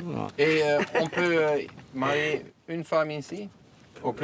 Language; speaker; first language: French; non-native, learner; Dutch